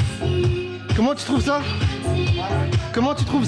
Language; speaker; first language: French; native; French